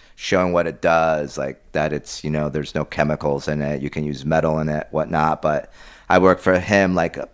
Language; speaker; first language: English; early bilingual, other home language; Spanish